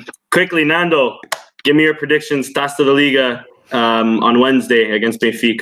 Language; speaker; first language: English; early bilingual, other home language; Portuguese